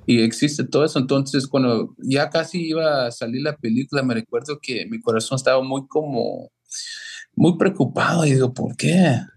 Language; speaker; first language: Spanish; early bilingual, heritage; Spanish